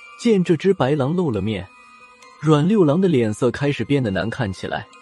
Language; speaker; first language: Chinese; native; Chinese